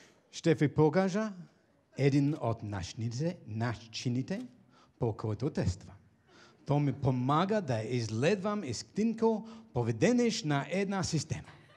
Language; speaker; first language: Bulgarian; non-native, learner; English